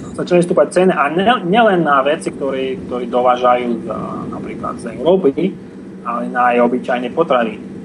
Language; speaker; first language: Slovak; non-native, fluent; Russian